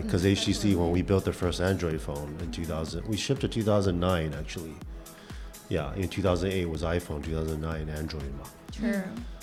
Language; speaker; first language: English; early bilingual, other home language; Chinese